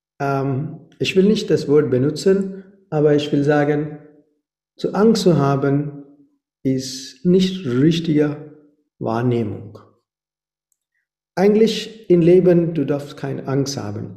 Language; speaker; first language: German; non-native, fluent; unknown